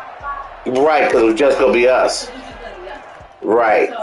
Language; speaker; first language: English; native; English